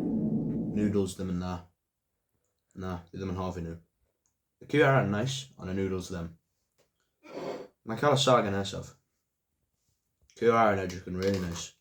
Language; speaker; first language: Welsh; non-native, local second language; English